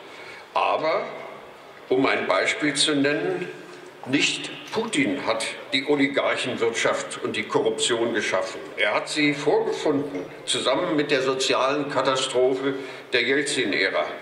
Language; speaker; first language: German; native; German